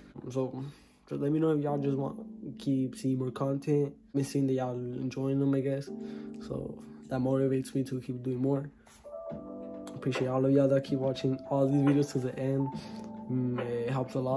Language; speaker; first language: English; early bilingual, other home language; Spanish